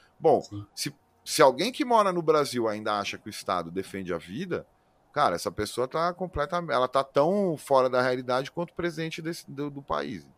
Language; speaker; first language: Portuguese; native; Portuguese